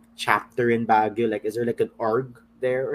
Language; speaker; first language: English; non-native, local second language; Filipino